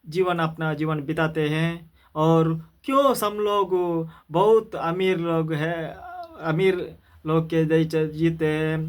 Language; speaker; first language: Hindi; non-native, local second language; Kannada